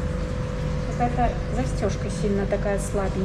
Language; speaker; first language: Russian; native; Russian